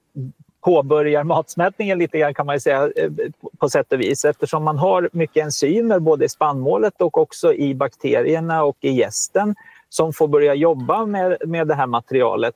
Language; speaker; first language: Swedish; native; Swedish